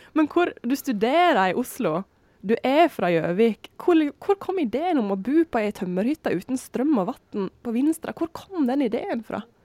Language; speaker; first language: Norwegian; native; Norwegian